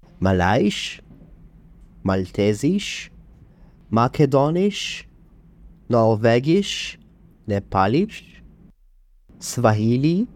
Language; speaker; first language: German; non-native, learner; Hebrew